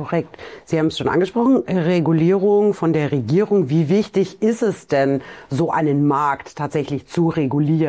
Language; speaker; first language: German; native; German